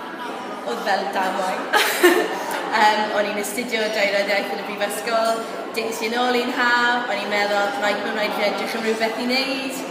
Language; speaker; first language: Welsh; non-native, local second language; English